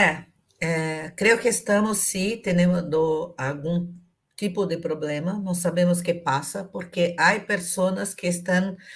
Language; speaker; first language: Spanish; non-native, fluent; Portuguese